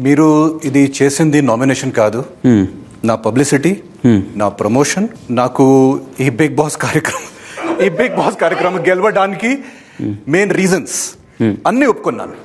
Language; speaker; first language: Telugu; non-native, fluent; Hindi